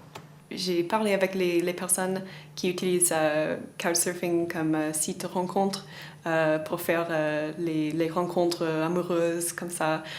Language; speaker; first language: French; non-native, fluent; English